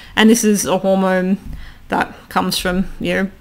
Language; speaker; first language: English; native; English